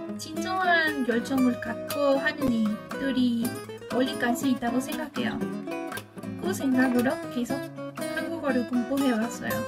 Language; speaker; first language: Korean; non-native, fluent; Spanish